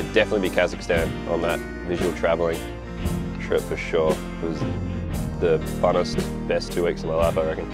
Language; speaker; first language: English; native; English